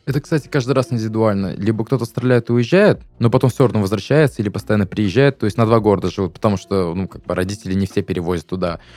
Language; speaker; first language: Russian; native; Russian